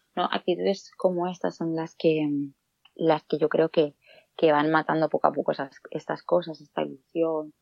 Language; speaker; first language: Spanish; native; Spanish